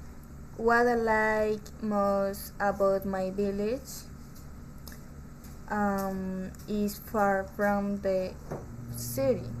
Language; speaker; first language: English; non-native, learner; Spanish